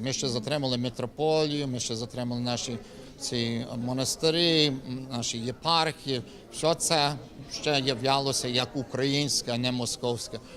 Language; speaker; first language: Ukrainian; early bilingual, heritage; Ukrainian